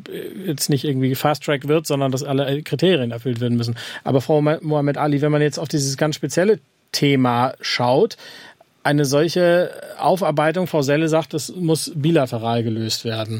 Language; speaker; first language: German; native; German